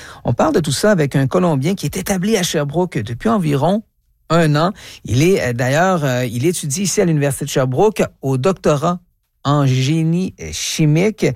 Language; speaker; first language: French; native; French